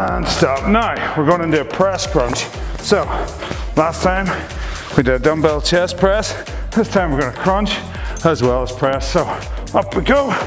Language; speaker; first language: English; native; English